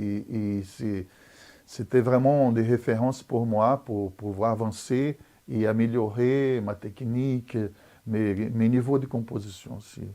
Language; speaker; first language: French; non-native, fluent; Portuguese